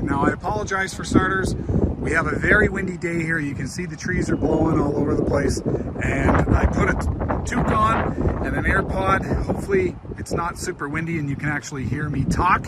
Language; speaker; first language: English; native; English